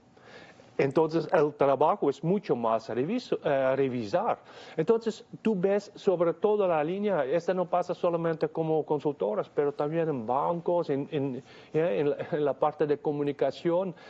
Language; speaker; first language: Spanish; non-native, fluent; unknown